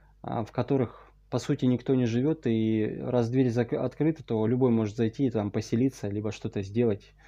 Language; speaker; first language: Russian; native; Russian